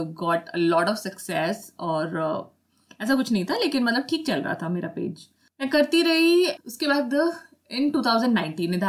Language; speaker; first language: Hindi; native; Hindi